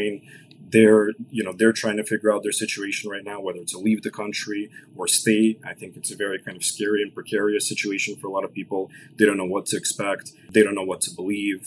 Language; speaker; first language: English; early bilingual, other home language; Russian